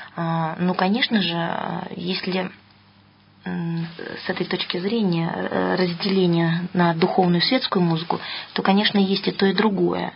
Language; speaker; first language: Russian; native; Russian